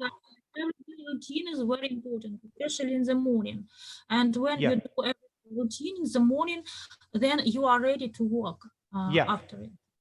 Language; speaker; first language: English; non-native, fluent; Russian